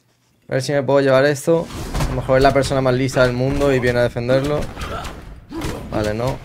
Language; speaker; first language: Spanish; native; Spanish